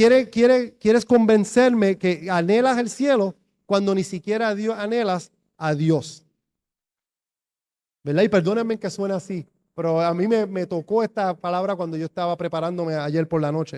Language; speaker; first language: Spanish; native; Spanish